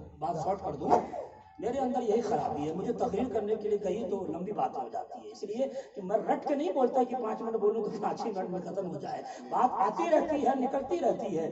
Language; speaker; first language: Urdu; native; Urdu